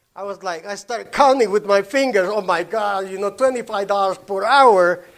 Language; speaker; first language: English; non-native, learner; Spanish